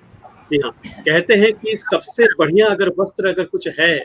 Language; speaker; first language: Hindi; native; Hindi